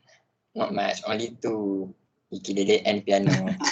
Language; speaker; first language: English; non-native, local second language; Malay